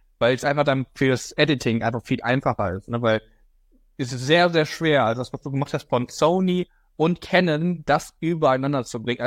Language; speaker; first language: German; native; German